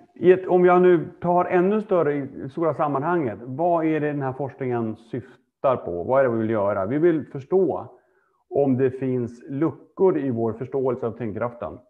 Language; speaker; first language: Swedish; native; Swedish